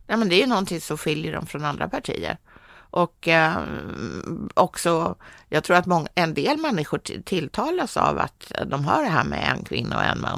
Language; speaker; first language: Swedish; native; Swedish